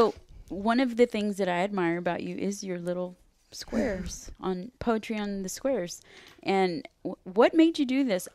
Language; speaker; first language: English; native; English